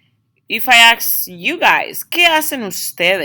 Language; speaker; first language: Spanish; non-native, fluent; English